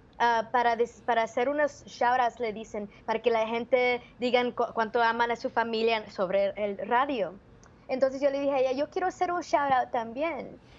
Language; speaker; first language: Spanish; early bilingual, heritage; Spanish